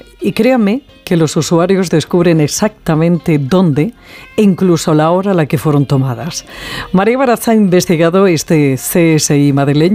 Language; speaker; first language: Spanish; native; Spanish